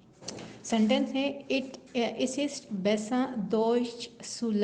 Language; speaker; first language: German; non-native, learner; Urdu